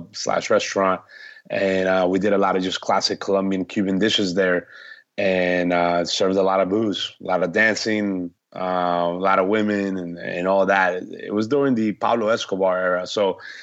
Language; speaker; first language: English; early bilingual, other home language; Spanish